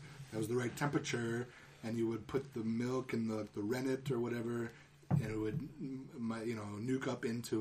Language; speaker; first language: English; native; English